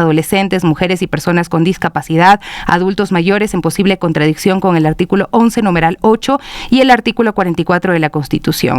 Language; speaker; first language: Spanish; native; Spanish